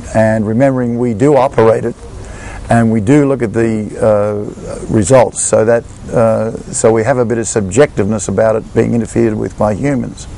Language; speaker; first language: English; native; English